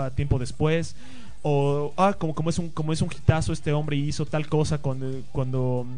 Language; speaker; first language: Spanish; native; Spanish